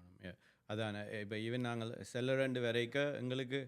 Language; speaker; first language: Tamil; early bilingual, other home language; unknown